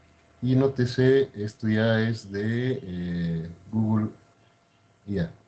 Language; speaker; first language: Spanish; native; Spanish